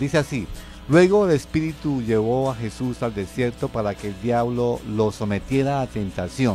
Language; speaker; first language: Spanish; native; Spanish